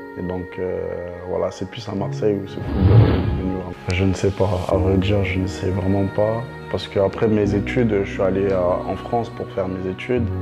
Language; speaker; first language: French; early bilingual, other home language; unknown